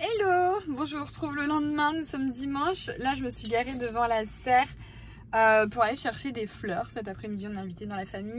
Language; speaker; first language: French; native; French